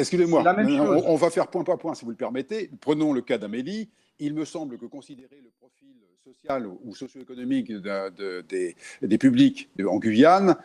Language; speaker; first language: French; native; French